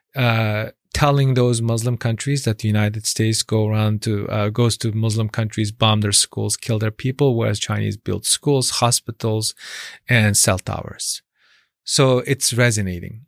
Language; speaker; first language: English; non-native, fluent; Chinese